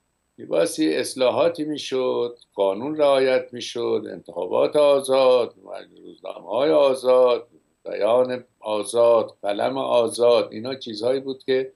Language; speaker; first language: Persian; native; Persian